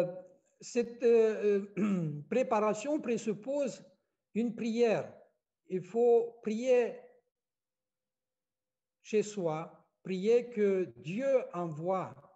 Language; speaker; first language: French; non-native, fluent; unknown